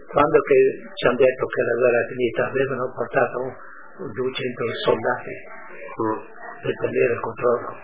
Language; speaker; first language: Italian; non-native, local second language; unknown